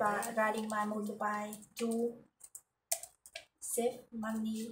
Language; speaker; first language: English; non-native, learner; Vietnamese